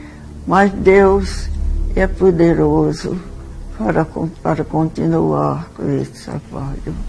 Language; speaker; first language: Portuguese; early bilingual, other home language; Swedish